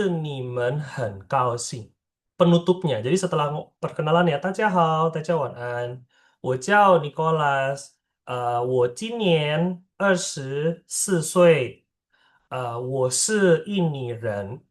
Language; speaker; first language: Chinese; non-native, fluent; Indonesian